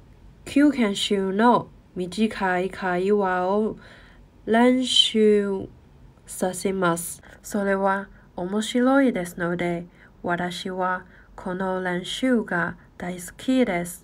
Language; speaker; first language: Japanese; non-native, learner; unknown